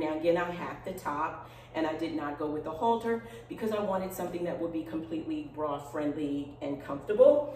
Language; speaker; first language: English; native; English